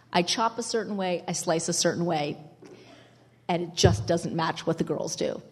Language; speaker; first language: English; early bilingual, other home language; Italian